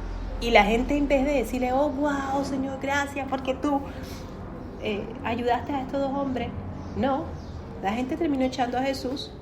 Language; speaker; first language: Spanish; native; Spanish